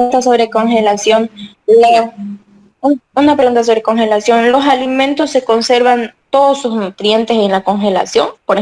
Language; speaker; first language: Spanish; native; Spanish